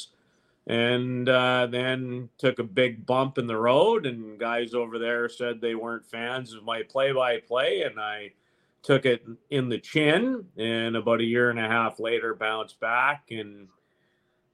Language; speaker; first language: English; native; English